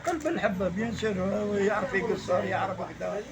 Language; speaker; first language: Arabic; native; Arabic